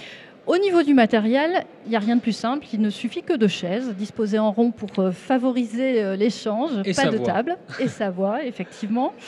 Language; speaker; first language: French; native; French